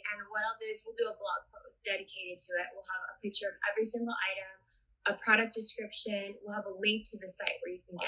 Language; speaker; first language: English; native; English